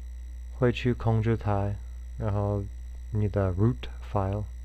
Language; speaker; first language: Chinese; non-native, fluent; English